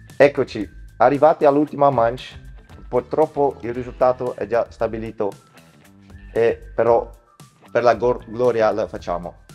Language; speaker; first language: Italian; non-native, fluent; Dutch